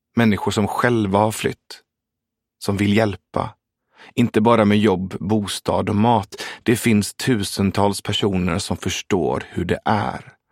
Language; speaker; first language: Swedish; early bilingual, other home language; Persian